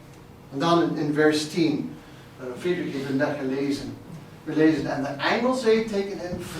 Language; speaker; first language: Dutch; non-native, fluent; English